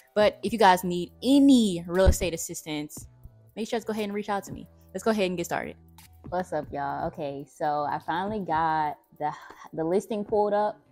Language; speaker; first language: English; native; English